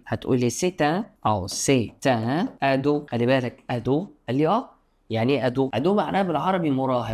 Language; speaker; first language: Arabic; native; Arabic